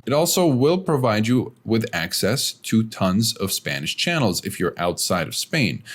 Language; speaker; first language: English; native; English